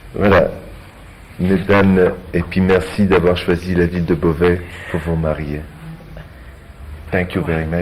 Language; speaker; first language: French; native; French